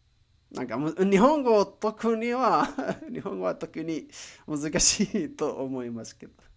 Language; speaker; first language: Japanese; non-native, learner; Spanish